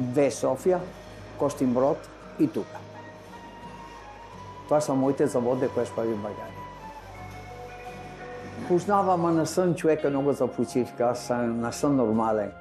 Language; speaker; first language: Bulgarian; non-native, learner; Italian